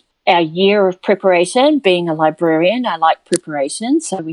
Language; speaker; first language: English; native; English